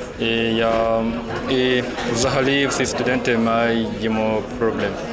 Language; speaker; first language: Ukrainian; non-native, learner; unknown